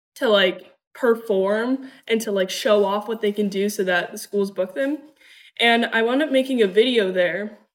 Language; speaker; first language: English; native; English